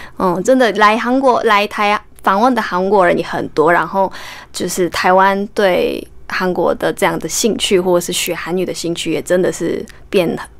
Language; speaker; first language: Chinese; non-native, fluent; Korean